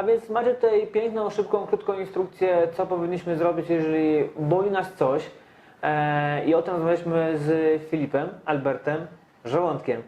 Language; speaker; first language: Polish; native; Polish